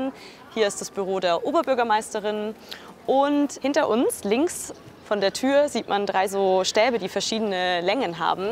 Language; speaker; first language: German; native; German